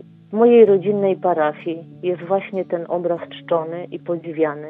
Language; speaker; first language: Polish; native; Polish